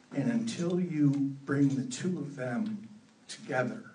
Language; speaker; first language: English; native; English